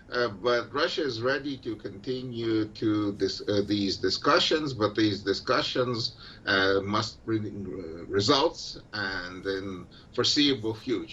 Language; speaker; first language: English; non-native, fluent; Russian